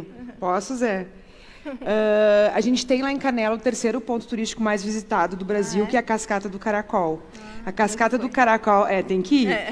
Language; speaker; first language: Portuguese; native; Portuguese